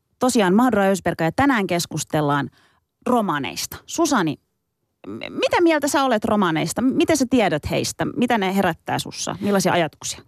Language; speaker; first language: Finnish; early bilingual, other home language; Turkish